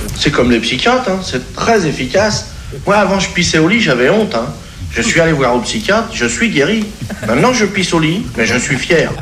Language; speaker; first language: French; native; French